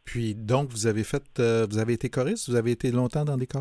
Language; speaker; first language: French; native; French